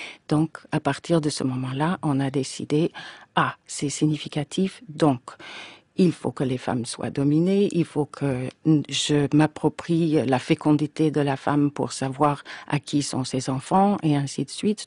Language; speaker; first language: French; non-native, fluent; English